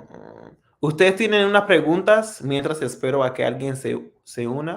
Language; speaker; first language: Spanish; non-native, fluent; English